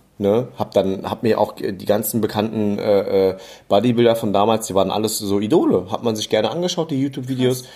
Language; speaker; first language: German; early bilingual, other home language; English